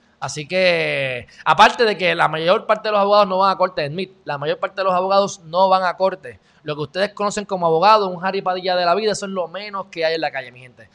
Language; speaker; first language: Spanish; native; Spanish